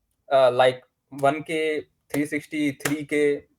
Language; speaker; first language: English; non-native, learner; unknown